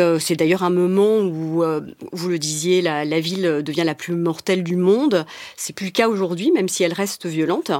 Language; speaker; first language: French; native; French